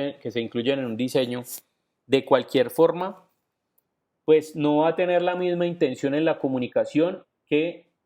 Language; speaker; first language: Spanish; native; Spanish